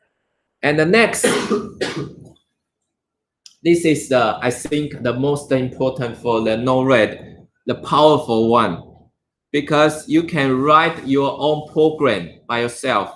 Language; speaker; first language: English; non-native, learner; Chinese